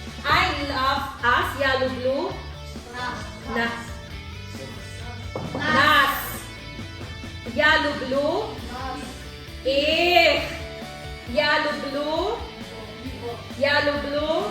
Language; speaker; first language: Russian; non-native, learner; Filipino